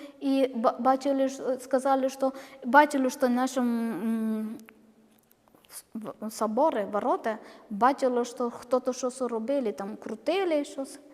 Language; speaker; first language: Ukrainian; non-native, learner; Malayalam